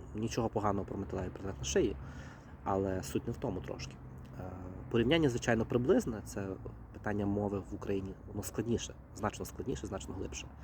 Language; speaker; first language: Ukrainian; native; Ukrainian